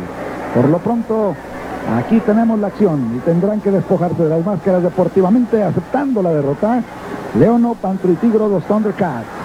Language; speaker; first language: Spanish; native; Spanish